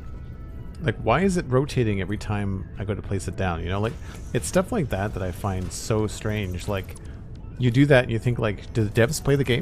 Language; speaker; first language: English; native; English